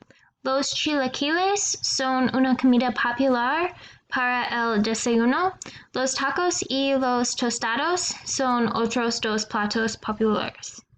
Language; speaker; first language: Spanish; non-native, learner; English